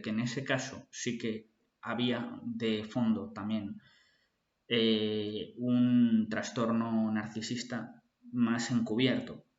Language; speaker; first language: Spanish; native; Spanish